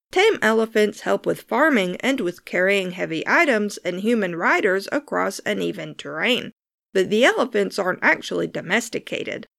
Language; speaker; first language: English; native; English